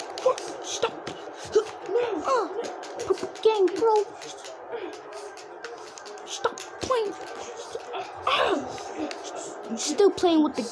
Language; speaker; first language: English; native; English